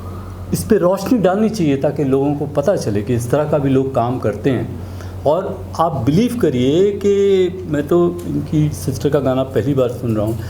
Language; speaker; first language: Hindi; native; Hindi